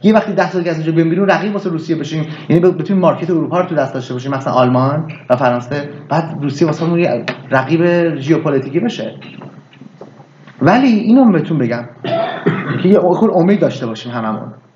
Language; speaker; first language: Persian; early bilingual, heritage; Persian